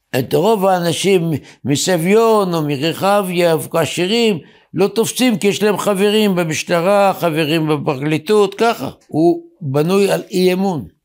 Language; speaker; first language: Hebrew; native; Hebrew